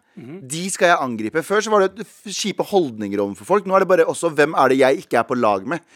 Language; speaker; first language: Norwegian; early bilingual, other home language; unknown